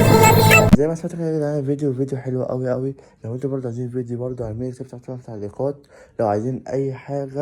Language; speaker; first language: Arabic; native; Arabic